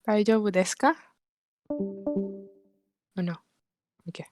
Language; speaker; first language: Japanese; non-native, learner; Malay